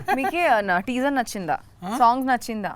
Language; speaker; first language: Telugu; non-native, learner; Bangla